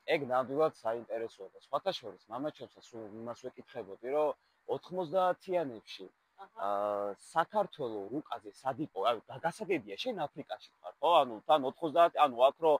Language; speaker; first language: Georgian; early bilingual, other home language; English